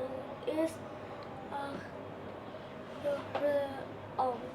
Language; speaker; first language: German; non-native, learner; Indonesian